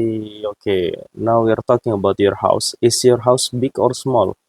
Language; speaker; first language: English; non-native, fluent; Indonesian